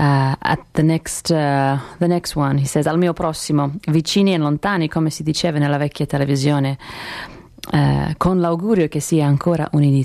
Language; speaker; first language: Italian; non-native, fluent; English